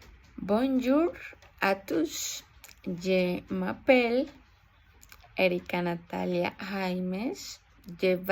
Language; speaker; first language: French; non-native, learner; Spanish